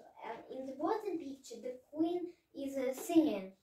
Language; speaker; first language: English; non-native, learner; Russian